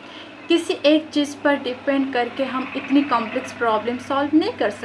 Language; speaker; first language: Hindi; native; Hindi